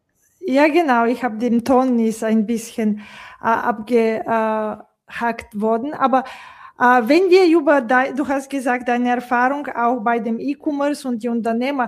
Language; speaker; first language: German; non-native, fluent; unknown